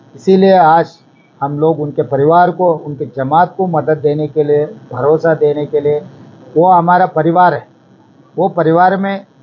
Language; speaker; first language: Hindi; non-native, local second language; Telugu